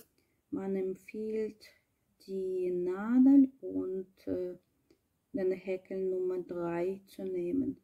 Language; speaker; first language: German; non-native, learner; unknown